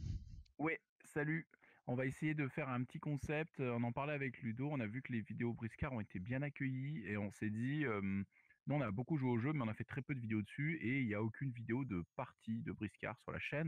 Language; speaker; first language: French; native; French